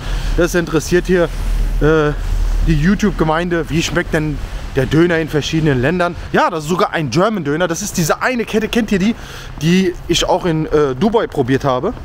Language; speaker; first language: German; native; German